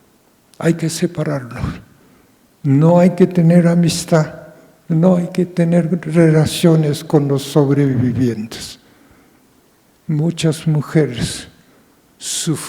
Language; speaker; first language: Spanish; non-native, fluent; Japanese